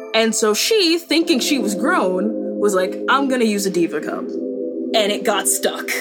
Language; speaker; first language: English; native; English